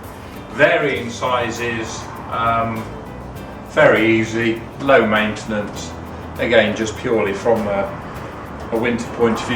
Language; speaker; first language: English; native; English